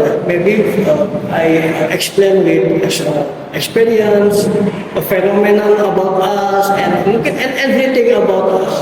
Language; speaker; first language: English; non-native, learner; Indonesian